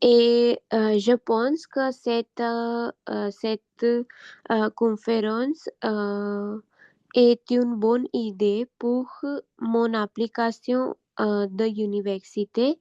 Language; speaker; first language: French; non-native, learner; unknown